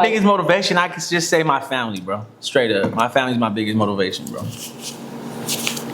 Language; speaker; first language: English; native; English